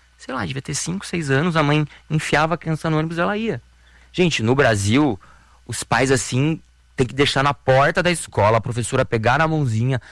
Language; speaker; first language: Portuguese; native; Portuguese